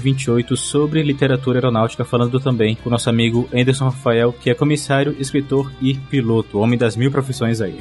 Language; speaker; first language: Portuguese; native; Portuguese